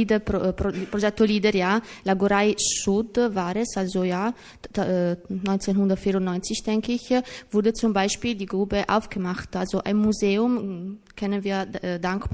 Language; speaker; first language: German; non-native, learner; Italian